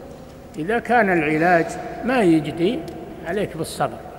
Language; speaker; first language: Arabic; native; Arabic